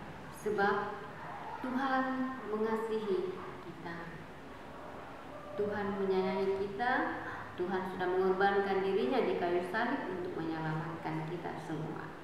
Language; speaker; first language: Indonesian; native; Indonesian